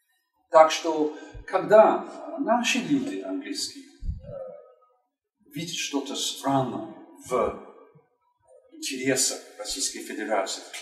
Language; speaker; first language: Russian; non-native, fluent; English